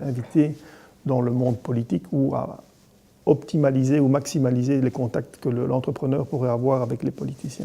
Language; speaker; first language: French; native; French